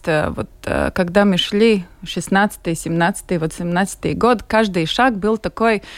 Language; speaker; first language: Russian; non-native, local second language; Latvian